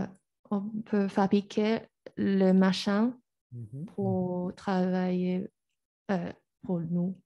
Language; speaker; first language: French; non-native, learner; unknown